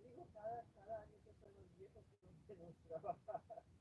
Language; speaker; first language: Spanish; non-native, fluent; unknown